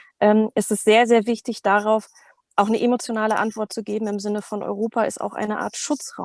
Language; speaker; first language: German; native; German